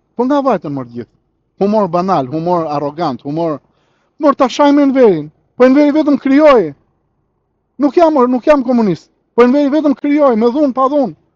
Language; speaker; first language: Albanian; early bilingual, heritage; Albanian